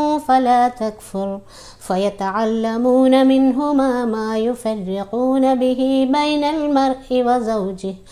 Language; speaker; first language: Arabic; non-native, fluent; Malayalam